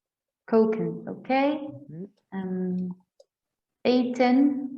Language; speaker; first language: Dutch; non-native, learner; Greek